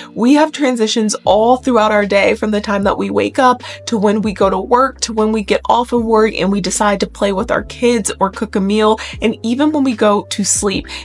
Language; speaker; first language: English; native; English